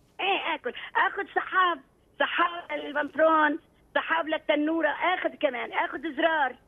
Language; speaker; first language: Arabic; native; Arabic